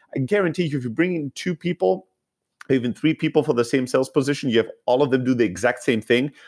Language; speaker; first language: English; non-native, fluent; Greek